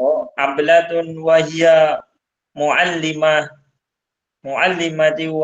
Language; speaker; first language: Arabic; non-native, learner; Indonesian